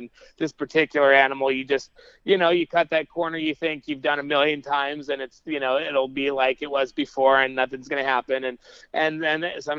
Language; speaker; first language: English; native; English